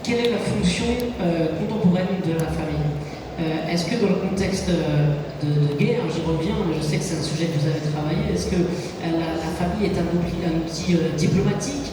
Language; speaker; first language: French; native; French